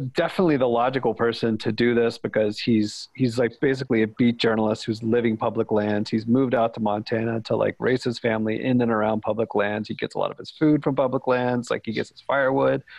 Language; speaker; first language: English; native; English